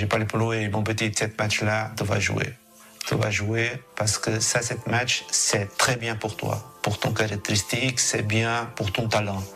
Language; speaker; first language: French; non-native, fluent; Portuguese